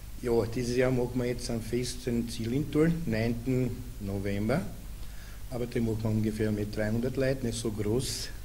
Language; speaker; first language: German; non-native, learner; Serbian